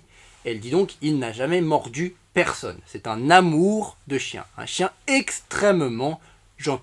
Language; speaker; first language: French; native; French